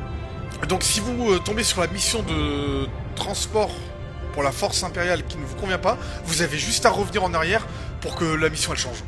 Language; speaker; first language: French; native; French